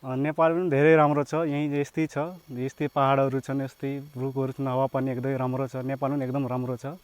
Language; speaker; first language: Nepali; early bilingual, heritage; Nepali